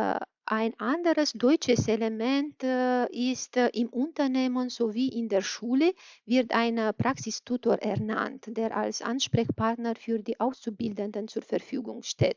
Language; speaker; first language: German; non-native, fluent; Romanian